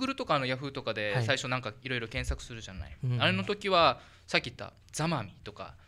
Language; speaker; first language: Japanese; native; Japanese